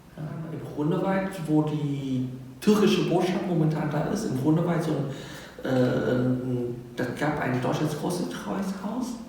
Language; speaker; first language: German; non-native, fluent; Vietnamese